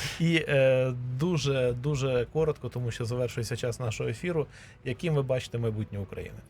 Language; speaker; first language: Ukrainian; native; Ukrainian